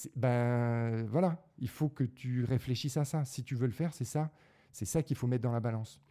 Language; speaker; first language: French; native; French